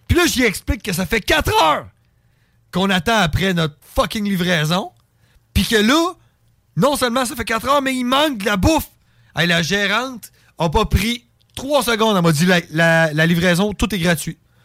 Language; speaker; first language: French; native; French